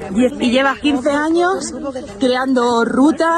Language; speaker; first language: Spanish; native; Spanish